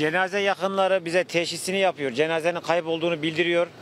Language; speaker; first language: Turkish; native; Turkish